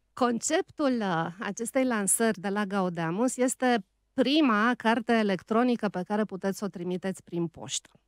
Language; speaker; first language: Romanian; native; Romanian